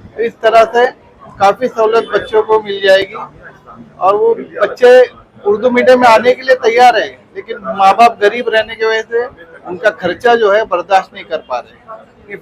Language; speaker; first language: Hindi; non-native, local second language; Urdu